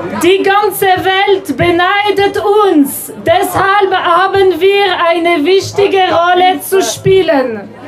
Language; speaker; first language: German; non-native, local second language; French